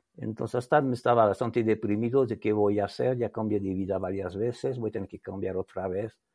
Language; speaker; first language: Spanish; non-native, fluent; French